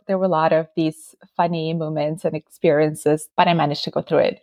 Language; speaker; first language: English; non-native, fluent; Ukrainian